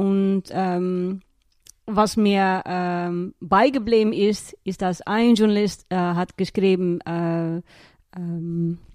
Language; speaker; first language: German; non-native, learner; Dutch